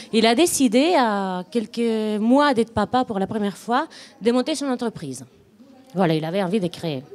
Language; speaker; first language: French; non-native, fluent; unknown